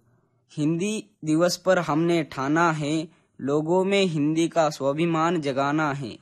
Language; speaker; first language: Hindi; non-native, local second language; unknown